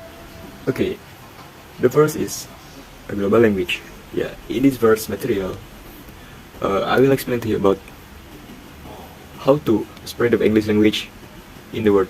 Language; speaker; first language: English; non-native, learner; Indonesian